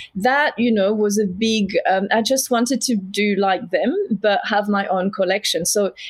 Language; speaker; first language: English; non-native, fluent; French